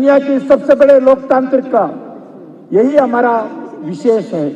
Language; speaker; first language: Hindi; non-native, local second language; Telugu